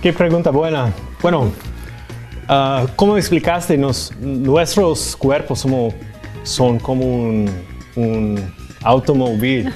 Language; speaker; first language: Spanish; non-native, fluent; English